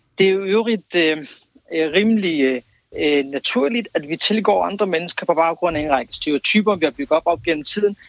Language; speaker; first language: Danish; early bilingual, other home language; Kurdish